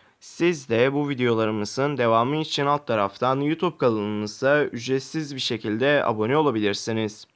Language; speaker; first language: Turkish; native; Turkish